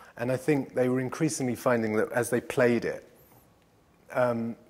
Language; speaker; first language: English; native; English